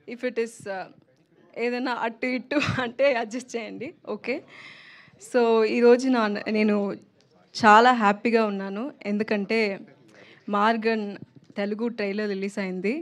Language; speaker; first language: Telugu; non-native, learner; Tamil